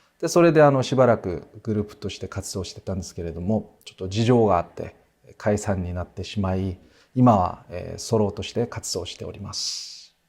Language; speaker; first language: Japanese; non-native, fluent; Korean